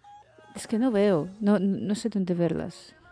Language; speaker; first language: Spanish; non-native, fluent; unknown